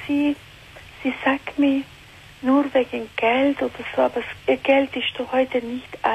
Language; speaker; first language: German; non-native, learner; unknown